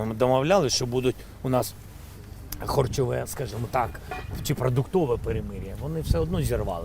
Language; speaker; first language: Ukrainian; non-native, local second language; Russian